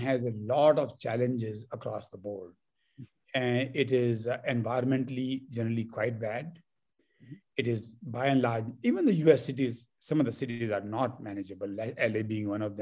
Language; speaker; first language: English; non-native, local second language; Hindi